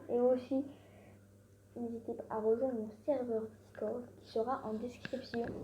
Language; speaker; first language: French; native; French